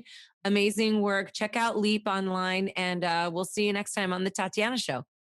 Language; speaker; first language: English; native; English